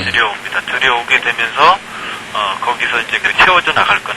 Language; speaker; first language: Korean; native; Korean